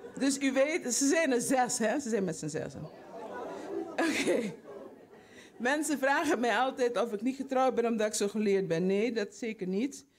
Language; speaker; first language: Dutch; native; Dutch